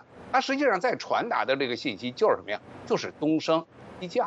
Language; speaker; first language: Chinese; native; Chinese